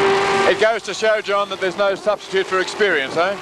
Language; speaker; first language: English; native; English